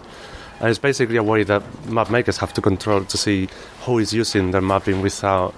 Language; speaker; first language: English; non-native, fluent; Spanish